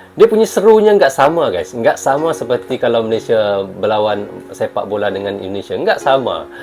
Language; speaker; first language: Malay; native; Malay